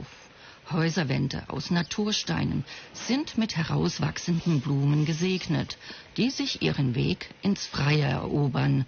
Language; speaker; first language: German; native; German